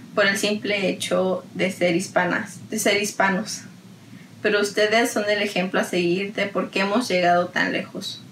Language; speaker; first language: Spanish; early bilingual, heritage; Spanish